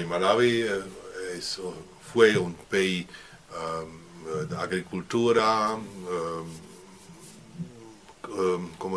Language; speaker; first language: Spanish; non-native, learner; French